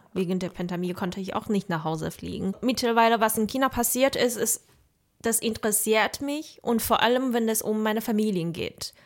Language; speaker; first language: German; non-native, fluent; Chinese